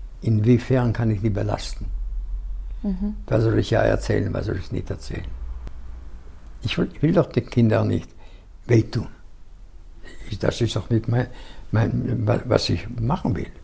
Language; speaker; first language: German; non-native, fluent; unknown